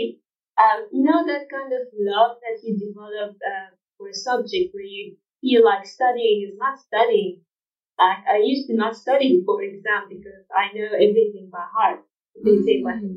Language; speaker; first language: English; non-native, fluent; Arabic